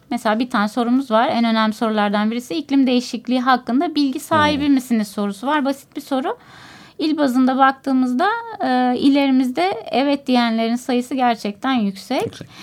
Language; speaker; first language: Turkish; native; Turkish